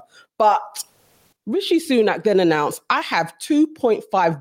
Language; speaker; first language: English; native; English